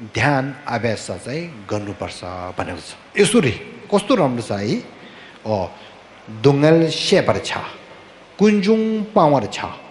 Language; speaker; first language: Nepali; non-native, fluent; Tibetan